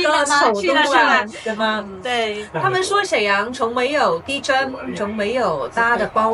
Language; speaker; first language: Chinese; non-native, fluent; Vietnamese